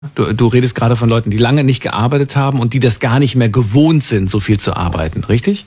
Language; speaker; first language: German; native; German